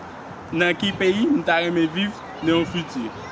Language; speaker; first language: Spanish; non-native, fluent; Haitian Creole